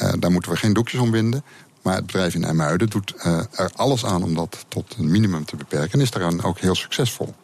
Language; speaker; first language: Dutch; native; Dutch